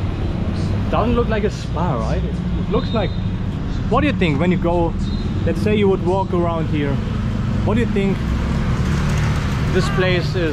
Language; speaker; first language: English; non-native, fluent; German